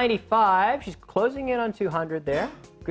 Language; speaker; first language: English; native; English